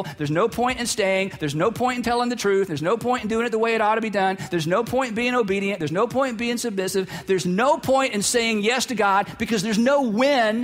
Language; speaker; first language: English; native; English